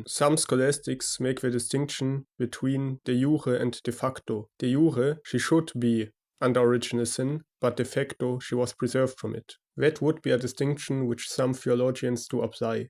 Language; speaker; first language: English; non-native, fluent; German